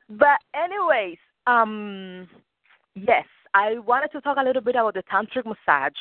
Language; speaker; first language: English; non-native, fluent; Spanish